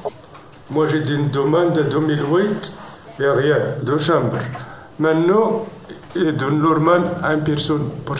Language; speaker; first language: French; non-native, learner; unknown